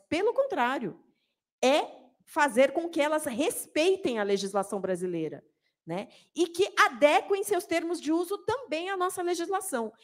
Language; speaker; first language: Portuguese; native; Portuguese